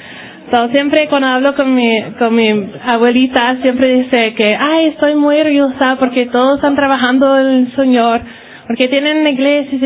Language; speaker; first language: Spanish; early bilingual, heritage; Spanish